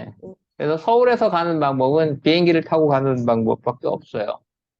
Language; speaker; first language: Korean; native; Korean